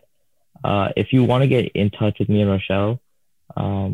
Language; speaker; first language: English; non-native, fluent; Tamil